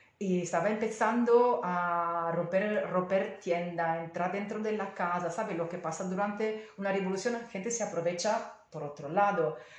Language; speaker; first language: Spanish; non-native, fluent; Italian